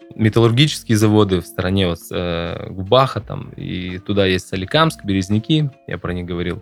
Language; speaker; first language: Russian; native; Russian